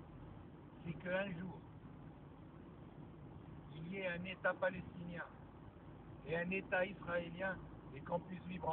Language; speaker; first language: French; non-native, local second language; Arabic